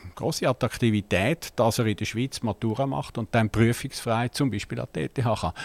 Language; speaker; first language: German; native; German